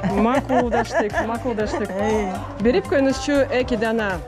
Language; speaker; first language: Kyrgyz; non-native, learner; Russian